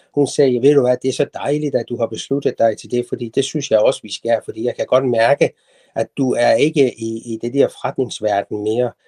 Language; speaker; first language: Danish; non-native, fluent; Persian